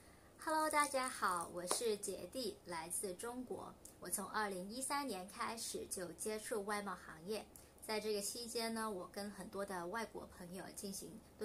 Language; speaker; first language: Chinese; non-native, local second language; Cantonese